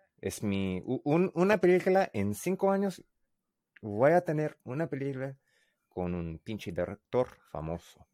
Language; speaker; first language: Spanish; non-native, learner; English